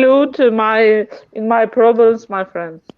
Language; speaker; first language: English; non-native, learner; Russian